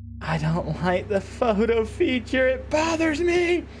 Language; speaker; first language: English; native; English